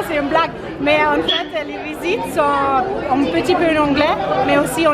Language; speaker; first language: French; non-native, learner; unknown